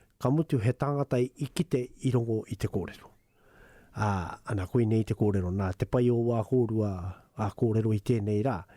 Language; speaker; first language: Māori; native; Māori